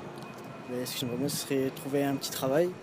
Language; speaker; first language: French; native; French